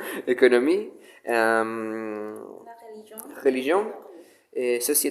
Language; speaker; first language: French; non-native, learner; Spanish